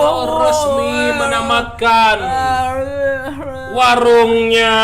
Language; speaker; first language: Indonesian; native; Indonesian